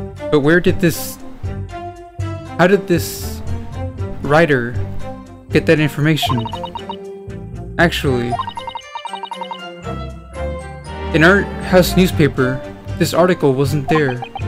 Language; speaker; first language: English; native; English